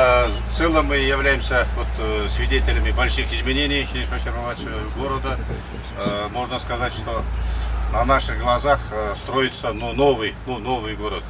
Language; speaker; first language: Russian; non-native, local second language; Kazakh